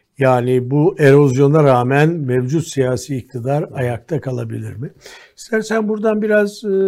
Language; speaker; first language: Turkish; native; Turkish